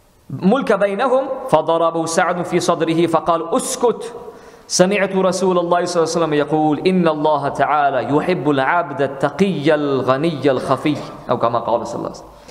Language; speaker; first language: Arabic; non-native, fluent; English